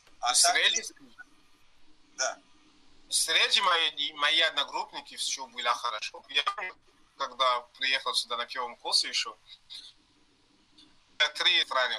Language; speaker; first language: Russian; non-native, learner; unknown